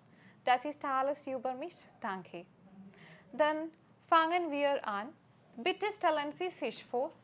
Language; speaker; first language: German; non-native, fluent; Malayalam